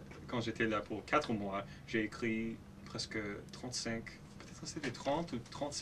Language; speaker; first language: French; non-native, local second language; English